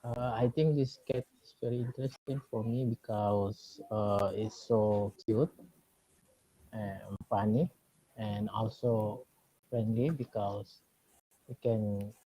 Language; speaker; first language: English; non-native, learner; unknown